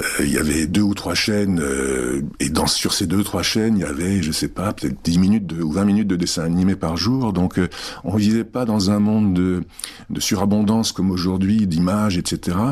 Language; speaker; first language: French; early bilingual, other home language; Czech